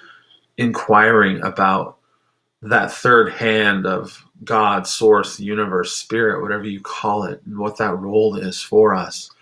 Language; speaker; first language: English; native; English